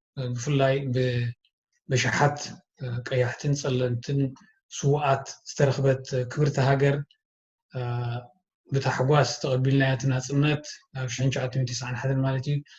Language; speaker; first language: Tigrinya; native; Tigrinya